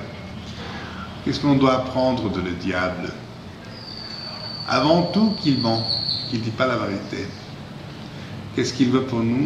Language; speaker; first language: French; non-native, fluent; Spanish